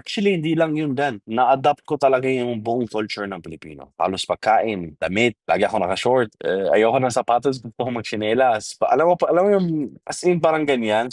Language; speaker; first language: Filipino; non-native, fluent; Arabic